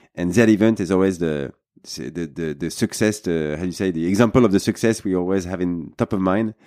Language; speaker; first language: English; non-native, fluent; French